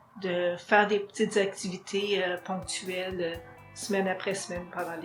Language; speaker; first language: French; native; French